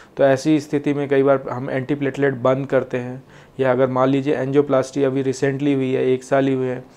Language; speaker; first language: Hindi; native; Hindi